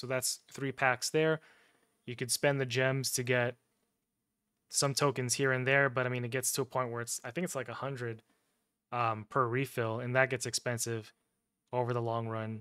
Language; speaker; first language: English; native; English